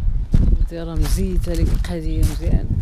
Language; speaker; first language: Arabic; native; Arabic